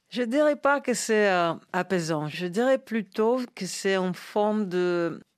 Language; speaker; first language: French; non-native, fluent; English